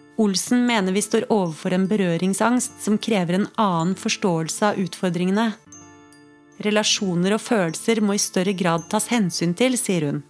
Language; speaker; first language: Norwegian; native; Norwegian